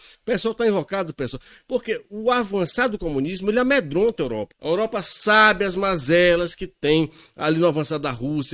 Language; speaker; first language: Portuguese; native; Portuguese